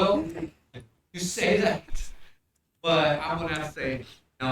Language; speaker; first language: English; native; English